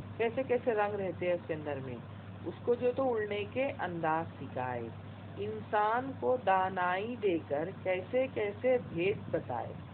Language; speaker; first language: Urdu; native; Urdu